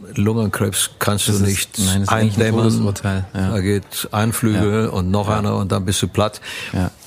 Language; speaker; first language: German; early bilingual, other home language; Romanian